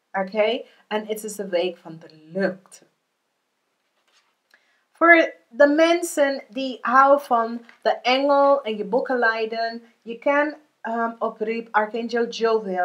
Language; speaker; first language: Dutch; non-native, learner; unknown